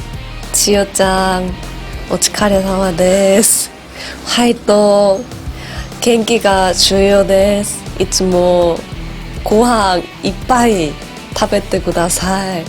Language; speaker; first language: Japanese; non-native, learner; Korean